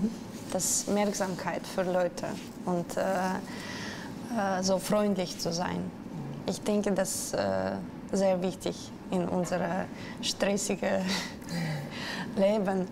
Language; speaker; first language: German; non-native, learner; Russian